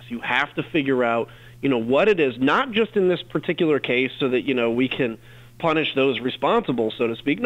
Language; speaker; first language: English; native; English